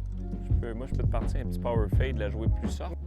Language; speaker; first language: French; native; French